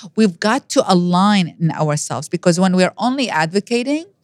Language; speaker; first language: English; non-native, fluent; Arabic